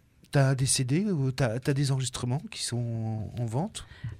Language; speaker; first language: French; native; French